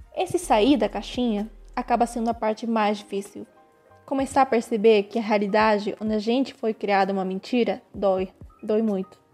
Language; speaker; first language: Portuguese; early bilingual, other home language; Spanish